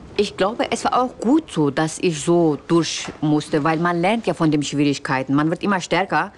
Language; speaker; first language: German; non-native, fluent; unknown